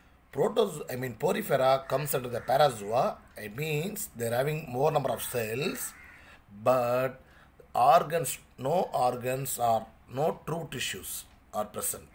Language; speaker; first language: English; non-native, local second language; Tamil